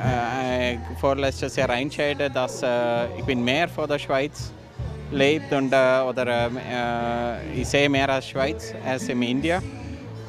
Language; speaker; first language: German; non-native, learner; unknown